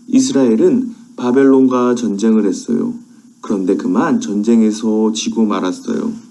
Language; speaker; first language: Korean; native; Korean